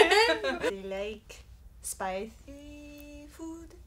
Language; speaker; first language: English; non-native, fluent; Spanish